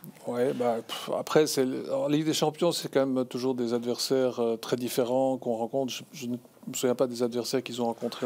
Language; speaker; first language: French; native; French